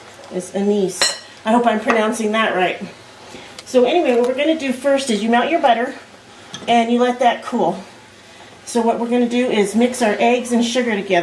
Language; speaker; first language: English; native; English